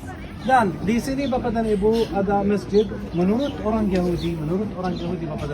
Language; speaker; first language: Indonesian; non-native, fluent; Arabic